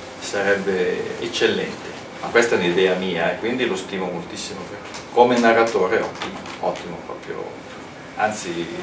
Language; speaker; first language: Italian; native; Italian